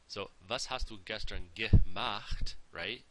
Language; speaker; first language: German; non-native, fluent; English